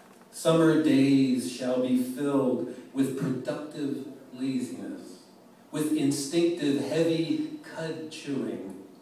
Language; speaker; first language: English; native; English